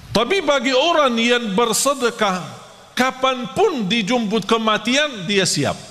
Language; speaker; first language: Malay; non-native, fluent; Arabic